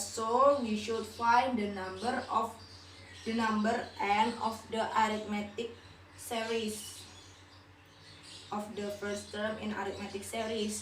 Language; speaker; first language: English; non-native, learner; Indonesian